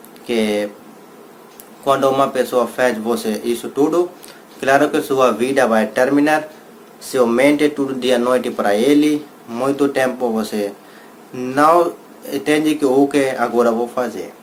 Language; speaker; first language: Portuguese; non-native, learner; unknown